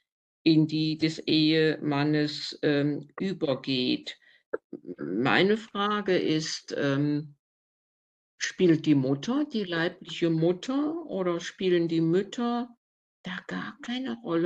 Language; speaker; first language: German; native; German